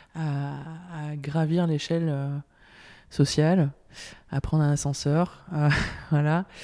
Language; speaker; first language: French; native; French